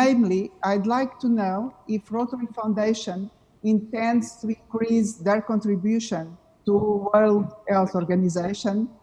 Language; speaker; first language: English; non-native, fluent; Portuguese